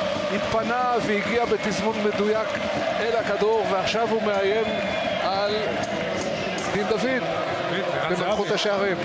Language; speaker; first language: Hebrew; native; Hebrew